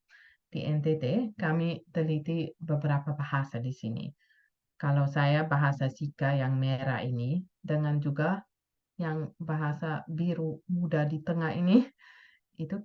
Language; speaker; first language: Indonesian; non-native, fluent; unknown